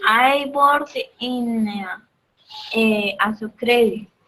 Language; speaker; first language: English; non-native, learner; Spanish